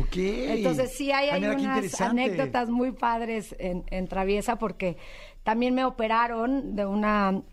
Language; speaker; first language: Spanish; native; Spanish